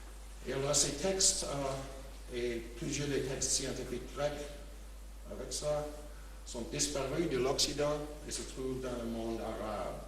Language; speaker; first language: French; non-native, fluent; English